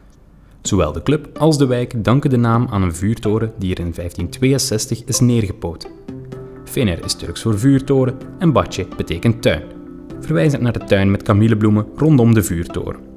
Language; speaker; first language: Dutch; native; Dutch